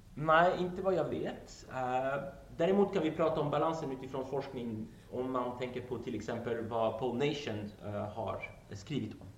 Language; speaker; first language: Swedish; non-native, fluent; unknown